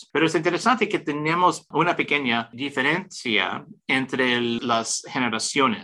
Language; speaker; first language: Spanish; early bilingual, heritage; English